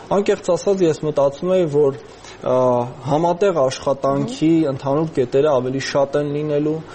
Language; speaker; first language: Armenian; native; Armenian